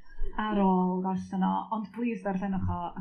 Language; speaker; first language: Welsh; native; Welsh